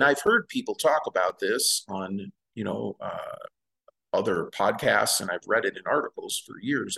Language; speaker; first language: English; native; English